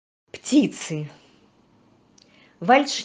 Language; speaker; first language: Russian; native; Russian